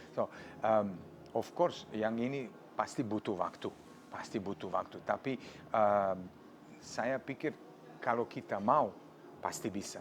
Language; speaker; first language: Indonesian; non-native, fluent; Serbian